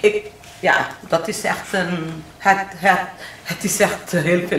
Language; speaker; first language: Dutch; non-native, learner; Portuguese